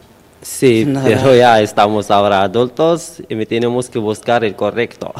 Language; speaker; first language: Spanish; non-native, learner; Arabic